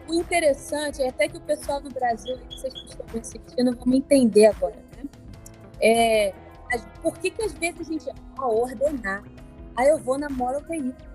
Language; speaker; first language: Portuguese; native; Portuguese